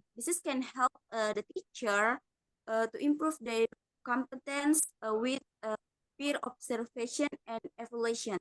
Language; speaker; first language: English; non-native, learner; Indonesian